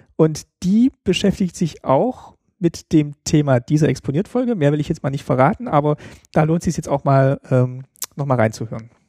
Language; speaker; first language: German; native; German